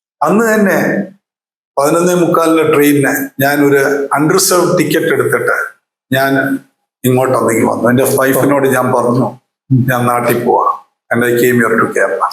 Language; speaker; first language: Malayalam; early bilingual, heritage; Malayalam